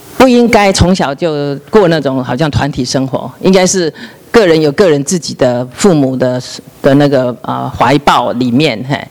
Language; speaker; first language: Chinese; native; Chinese